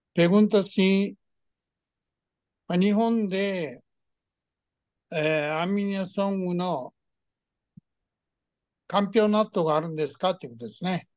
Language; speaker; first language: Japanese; early bilingual, heritage; Japanese